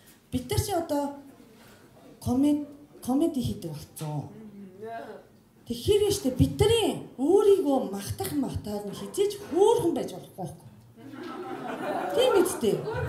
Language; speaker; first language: Mongolian; non-native, fluent; Japanese